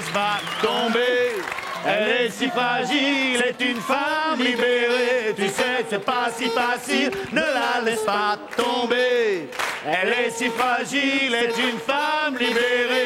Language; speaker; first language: French; native; French